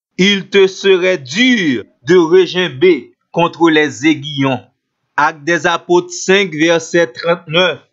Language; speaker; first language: French; non-native, local second language; Haitian Creole